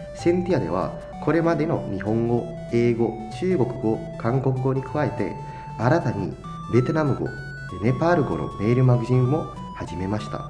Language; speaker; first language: Japanese; non-native, fluent; Indonesian